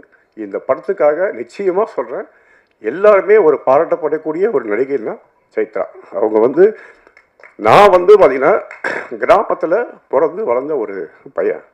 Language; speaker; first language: Tamil; native; Tamil